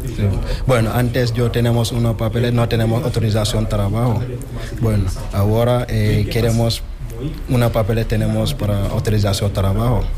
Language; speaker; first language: Spanish; non-native, learner; Wolof